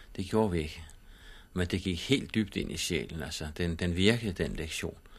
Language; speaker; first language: Danish; native; Danish